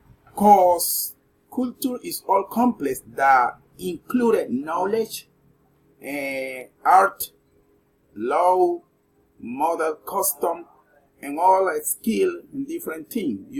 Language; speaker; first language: English; non-native, learner; Spanish